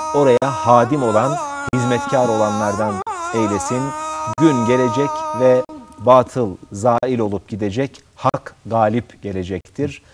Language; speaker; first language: Turkish; native; Turkish